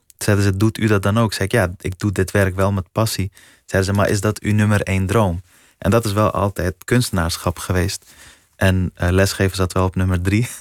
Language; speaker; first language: Dutch; early bilingual, other home language; Persian